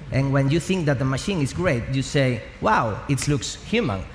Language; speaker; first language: English; non-native, learner; Spanish